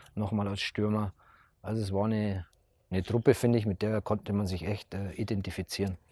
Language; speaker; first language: German; native; German